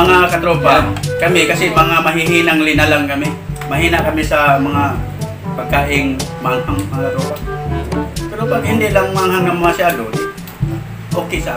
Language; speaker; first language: Filipino; non-native, local second language; Cebuano